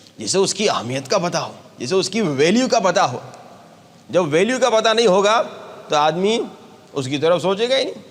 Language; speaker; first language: Urdu; native; Urdu